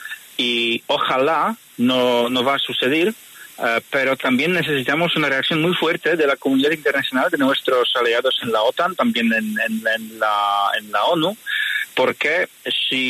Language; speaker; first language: Spanish; non-native, fluent; Polish